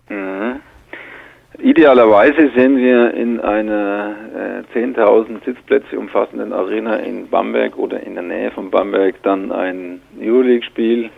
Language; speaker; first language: German; native; German